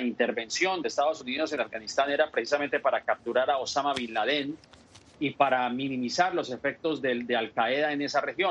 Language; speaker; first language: Spanish; native; Spanish